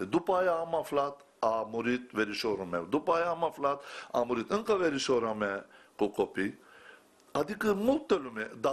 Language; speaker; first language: Romanian; non-native, fluent; Turkish